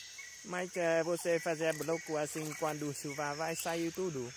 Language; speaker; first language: Portuguese; non-native, learner; Vietnamese